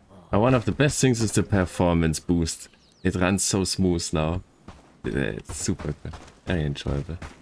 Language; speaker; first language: English; non-native, fluent; German